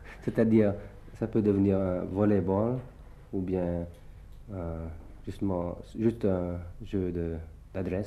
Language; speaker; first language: French; early bilingual, other home language; Thai